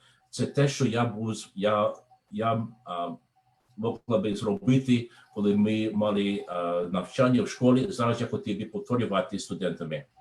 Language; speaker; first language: Ukrainian; non-native, learner; English